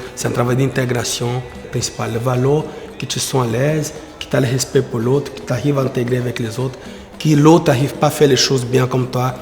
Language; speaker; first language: French; non-native, fluent; Portuguese